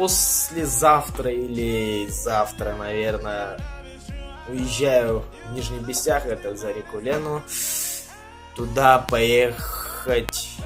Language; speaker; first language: Russian; non-native, local second language; Yakut